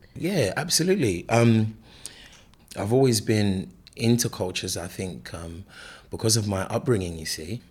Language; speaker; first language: English; native; English